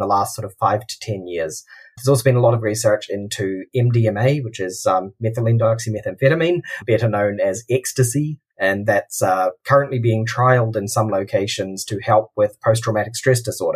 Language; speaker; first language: English; native; English